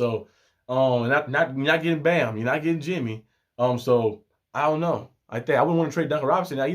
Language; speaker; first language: English; native; English